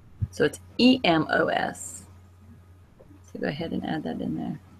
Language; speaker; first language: English; native; English